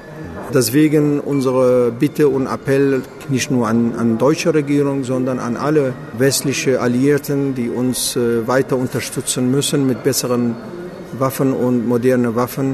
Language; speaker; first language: German; non-native, fluent; Kurdish